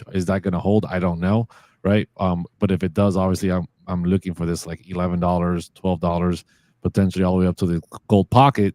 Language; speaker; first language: English; native; English